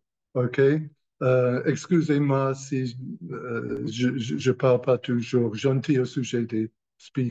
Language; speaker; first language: French; non-native, learner; English